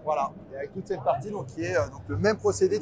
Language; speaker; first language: French; native; French